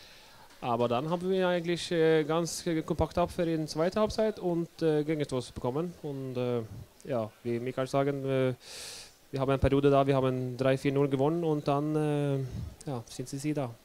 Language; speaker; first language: German; non-native, learner; Norwegian